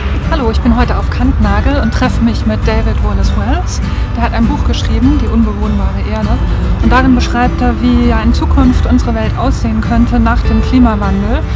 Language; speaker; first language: German; native; German